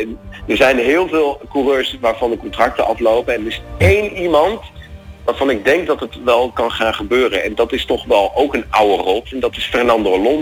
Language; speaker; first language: Dutch; native; Dutch